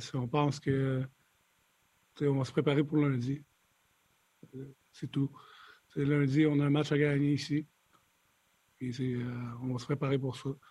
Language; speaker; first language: French; native; French